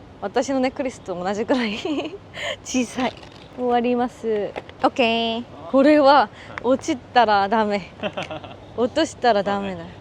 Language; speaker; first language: Japanese; non-native, learner; Korean